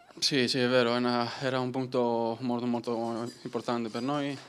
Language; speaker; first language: Italian; non-native, learner; Greek